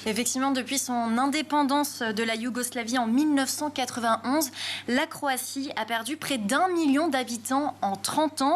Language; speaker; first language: French; native; French